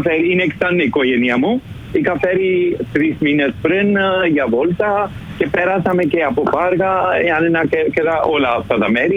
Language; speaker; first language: Greek; non-native, learner; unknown